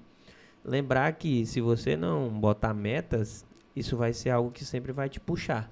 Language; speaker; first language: Portuguese; native; Portuguese